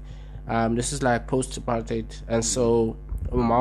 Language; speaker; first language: English; non-native, local second language; Xhosa